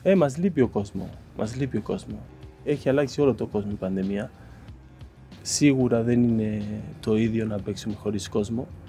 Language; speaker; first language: Greek; non-native, fluent; Spanish